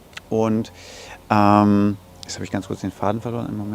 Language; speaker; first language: German; native; German